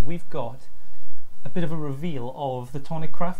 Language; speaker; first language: English; native; English